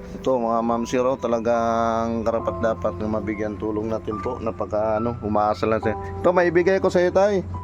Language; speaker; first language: Filipino; non-native, local second language; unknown